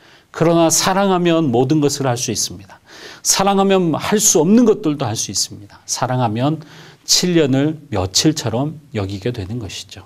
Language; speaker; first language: Korean; native; Korean